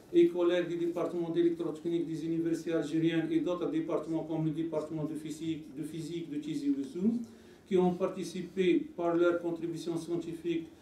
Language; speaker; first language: French; non-native, local second language; Arabic